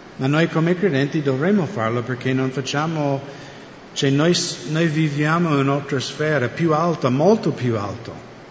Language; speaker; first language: Italian; non-native, fluent; English